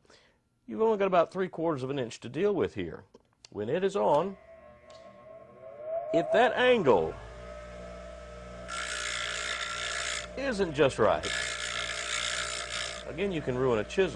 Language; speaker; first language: English; native; English